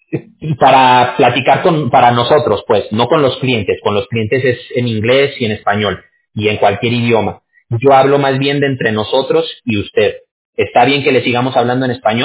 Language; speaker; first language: Spanish; native; Spanish